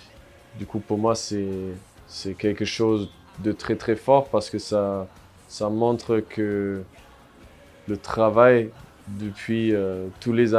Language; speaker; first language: French; non-native, fluent; German